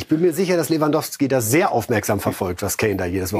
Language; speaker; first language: German; native; German